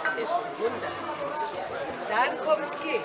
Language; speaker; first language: German; non-native, fluent; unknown